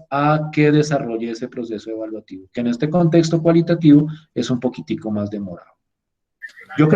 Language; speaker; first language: Spanish; native; Spanish